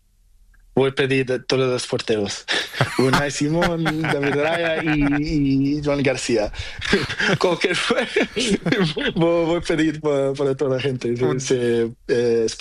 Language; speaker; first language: Spanish; non-native, learner; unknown